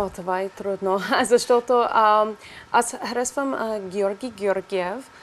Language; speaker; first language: Bulgarian; non-native, learner; English